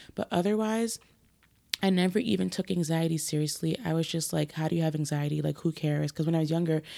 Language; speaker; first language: English; native; English